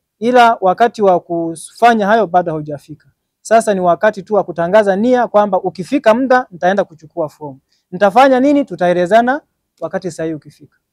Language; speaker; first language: Swahili; native; Swahili